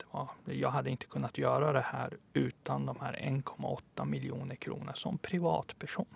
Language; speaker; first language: Swedish; early bilingual, other home language; Persian